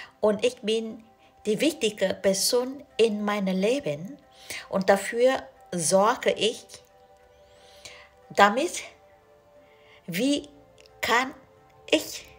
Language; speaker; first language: German; non-native, learner; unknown